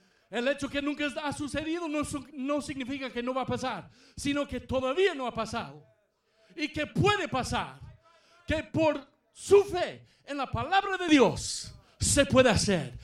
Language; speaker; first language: Spanish; non-native, fluent; English